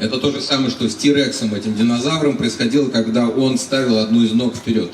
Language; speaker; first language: Russian; native; Russian